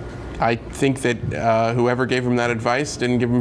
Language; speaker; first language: English; native; English